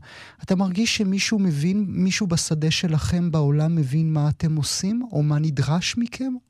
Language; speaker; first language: Hebrew; native; Hebrew